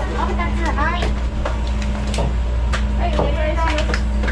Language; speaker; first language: Japanese; native; Japanese